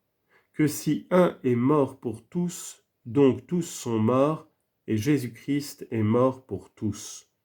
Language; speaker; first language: French; native; French